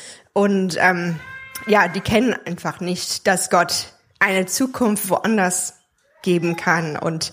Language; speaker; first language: German; non-native, fluent; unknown